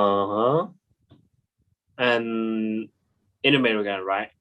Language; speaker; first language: English; non-native, learner; Thai